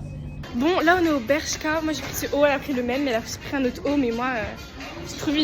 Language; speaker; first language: French; native; French